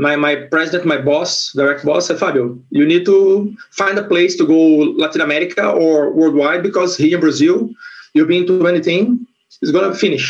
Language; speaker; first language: English; non-native, fluent; Portuguese